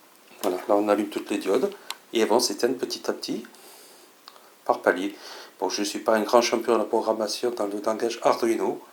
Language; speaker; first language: French; native; French